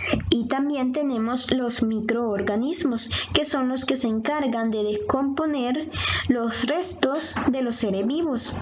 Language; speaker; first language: Spanish; native; Spanish